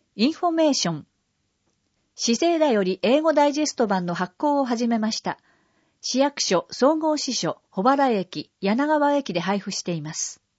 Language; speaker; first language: Japanese; non-native, fluent; English